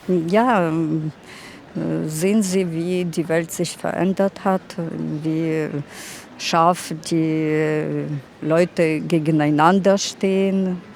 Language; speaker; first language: German; non-native, fluent; Russian